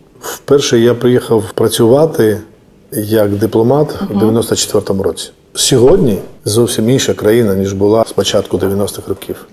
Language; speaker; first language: Ukrainian; non-native, fluent; Georgian